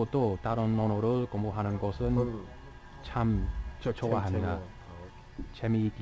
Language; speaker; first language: Korean; non-native, learner; English